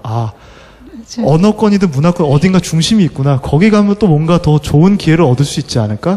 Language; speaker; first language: Korean; native; Korean